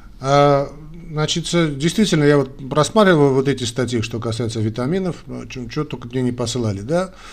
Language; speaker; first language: Russian; non-native, local second language; Armenian